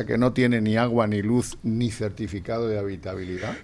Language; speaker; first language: Spanish; native; Spanish